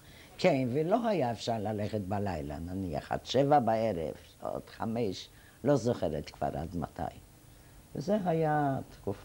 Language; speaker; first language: Hebrew; non-native, fluent; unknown